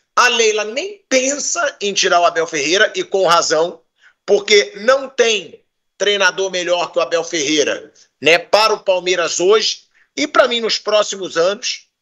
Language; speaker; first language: Portuguese; native; Portuguese